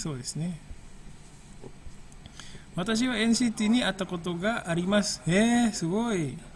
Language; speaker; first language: Japanese; non-native, fluent; Indonesian